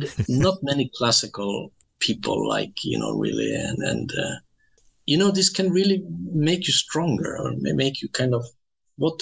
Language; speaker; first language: English; non-native, fluent; Swedish